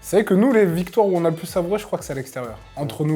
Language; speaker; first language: French; native; French